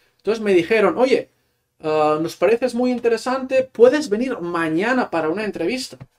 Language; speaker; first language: Spanish; non-native, local second language; Catalan